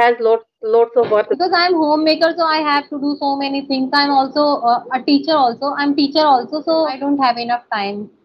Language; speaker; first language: English; non-native, local second language; Hindi